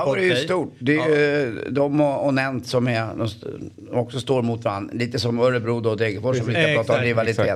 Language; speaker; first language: Swedish; native; Swedish